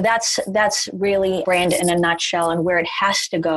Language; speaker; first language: English; native; English